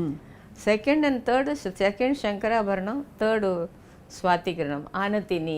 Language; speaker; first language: Telugu; non-native, local second language; Tamil